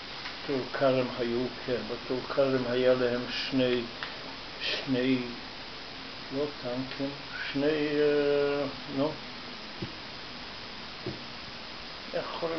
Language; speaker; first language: Hebrew; non-native, fluent; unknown